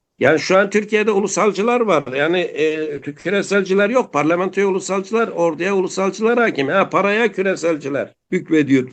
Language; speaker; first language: Turkish; native; Turkish